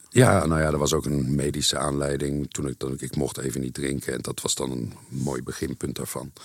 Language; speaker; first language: Dutch; native; Dutch